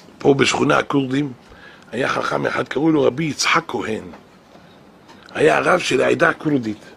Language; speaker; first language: Hebrew; native; Hebrew